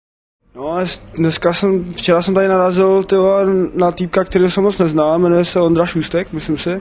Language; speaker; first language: Czech; native; Czech